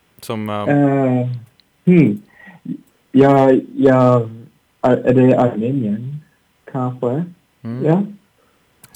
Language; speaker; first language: Swedish; non-native, learner; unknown